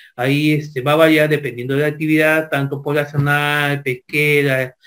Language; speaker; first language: Spanish; native; Spanish